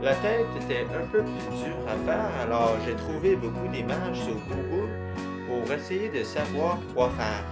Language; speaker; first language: French; non-native, fluent; English